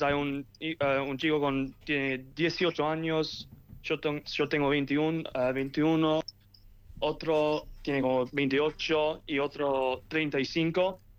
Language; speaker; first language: Spanish; early bilingual, heritage; English